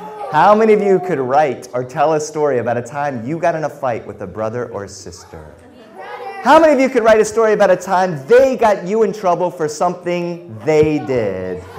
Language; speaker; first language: English; early bilingual, other home language; Spanish